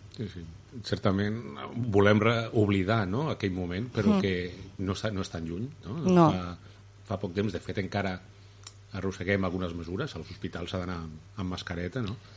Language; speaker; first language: Catalan; native; Catalan